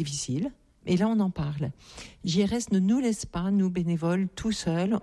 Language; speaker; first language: French; native; French